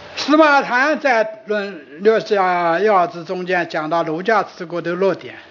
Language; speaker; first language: Chinese; native; Chinese